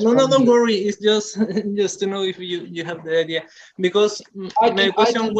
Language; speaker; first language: English; non-native, fluent; Spanish